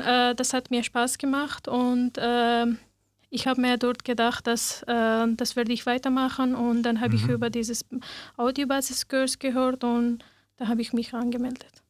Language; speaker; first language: German; non-native, learner; Persian